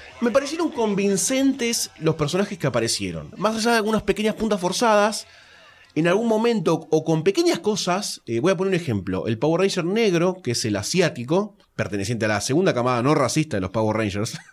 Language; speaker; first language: Spanish; native; Spanish